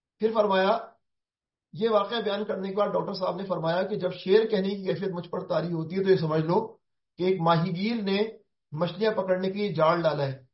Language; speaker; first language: Urdu; native; Urdu